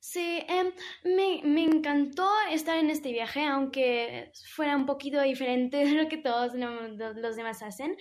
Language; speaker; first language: Spanish; early bilingual, heritage; English